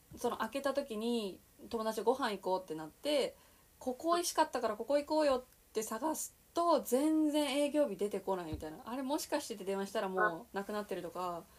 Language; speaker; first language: Japanese; native; Japanese